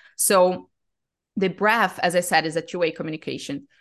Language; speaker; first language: English; non-native, fluent; Portuguese